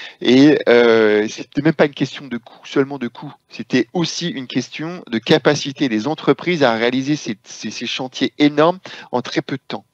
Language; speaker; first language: French; native; French